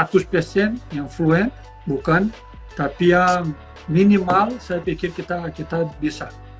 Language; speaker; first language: Indonesian; non-native, fluent; Portuguese